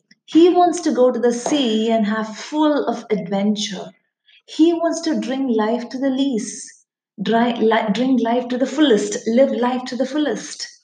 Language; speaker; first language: English; non-native, local second language; Malayalam